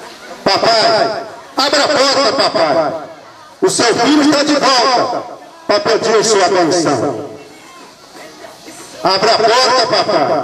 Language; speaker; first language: Portuguese; native; Portuguese